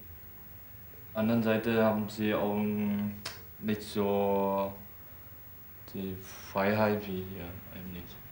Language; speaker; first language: German; non-native, learner; Vietnamese